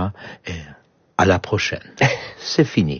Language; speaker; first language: French; non-native, fluent; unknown